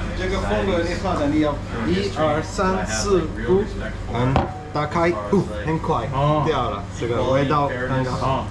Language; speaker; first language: Chinese; non-native, learner; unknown